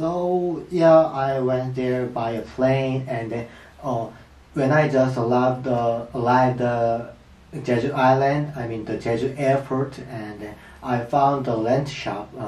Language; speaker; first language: English; non-native, learner; Korean